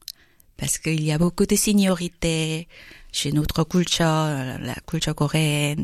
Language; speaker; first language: French; non-native, learner; Korean